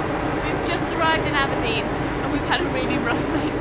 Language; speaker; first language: English; native; English